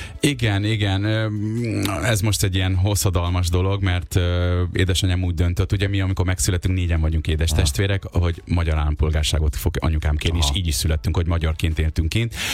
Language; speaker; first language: Hungarian; early bilingual, other home language; Urdu